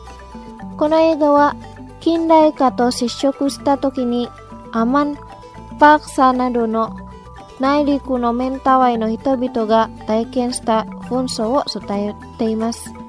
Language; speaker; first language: Japanese; non-native, fluent; Indonesian